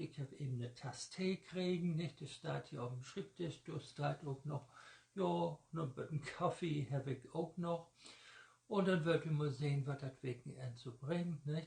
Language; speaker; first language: German; native; German